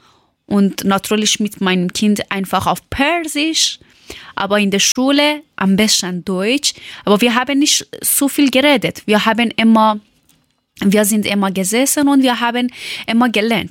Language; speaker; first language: German; non-native, learner; Persian